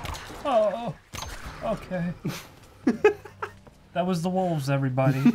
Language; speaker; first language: English; native; English